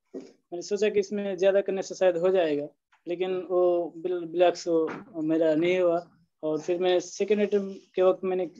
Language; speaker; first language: Hindi; non-native, local second language; Bangla